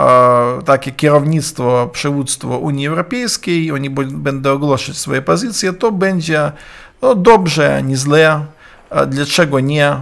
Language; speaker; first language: Polish; non-native, learner; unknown